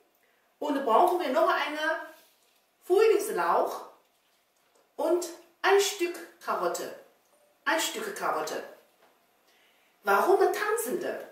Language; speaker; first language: German; non-native, learner; Chinese